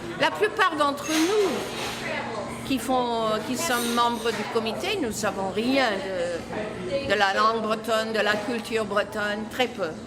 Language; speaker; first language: French; non-native, fluent; English